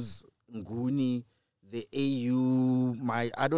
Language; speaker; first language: English; non-native, local second language; Tswana